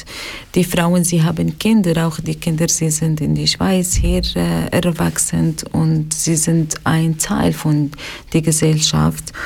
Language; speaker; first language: German; non-native, learner; Arabic